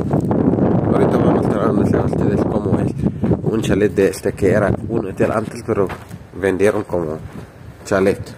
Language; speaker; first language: Spanish; non-native, fluent; Arabic